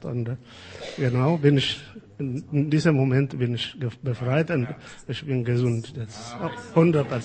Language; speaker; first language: German; non-native, learner; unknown